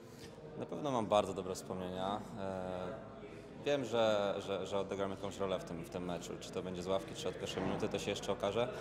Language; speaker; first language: Polish; native; Polish